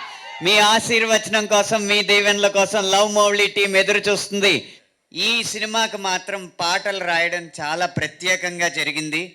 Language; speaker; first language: Telugu; native; Telugu